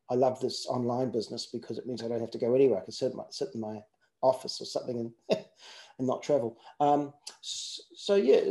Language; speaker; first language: English; native; English